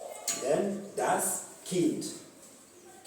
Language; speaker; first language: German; non-native, learner; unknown